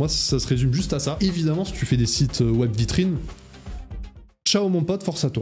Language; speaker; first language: French; native; French